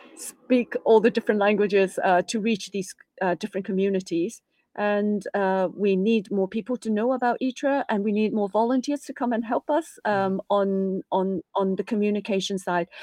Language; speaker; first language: English; non-native, local second language; Cantonese